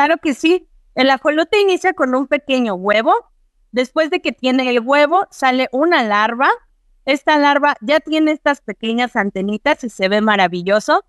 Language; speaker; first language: Spanish; native; Spanish